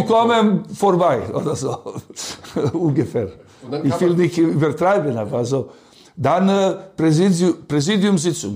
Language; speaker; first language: German; non-native, learner; Serbian